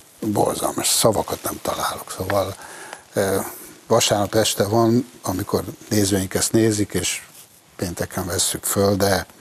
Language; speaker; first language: Hungarian; native; Hungarian